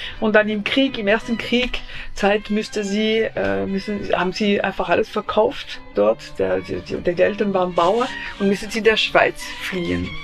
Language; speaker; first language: German; non-native, local second language; French